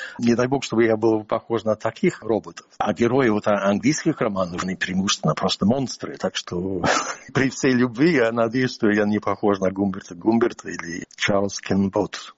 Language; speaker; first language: Russian; non-native, fluent; English